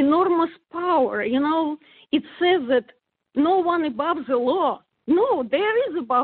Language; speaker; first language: English; non-native, fluent; Russian